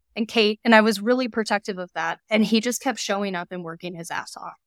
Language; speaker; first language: English; native; English